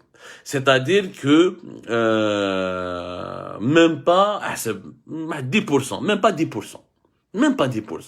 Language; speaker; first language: French; non-native, local second language; Arabic